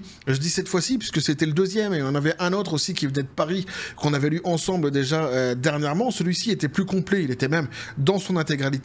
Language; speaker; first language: French; native; French